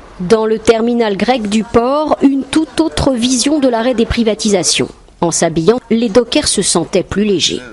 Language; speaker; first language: French; native; French